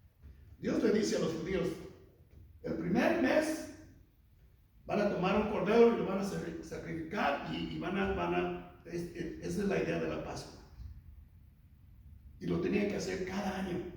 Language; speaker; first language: Spanish; native; Spanish